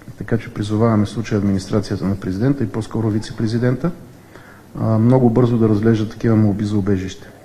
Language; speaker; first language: Bulgarian; native; Bulgarian